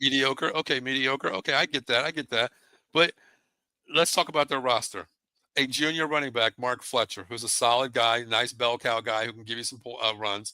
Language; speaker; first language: English; native; English